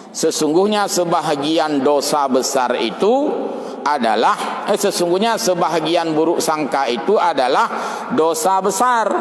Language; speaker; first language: Malay; non-native, local second language; Achinese